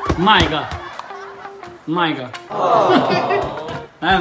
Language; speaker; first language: Chinese; native; Chinese